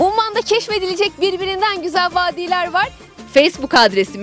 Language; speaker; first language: Turkish; native; Turkish